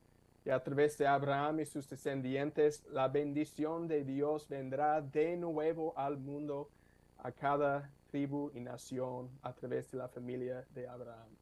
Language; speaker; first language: Spanish; non-native, fluent; English